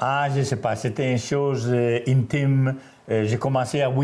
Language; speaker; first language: French; non-native, fluent; Italian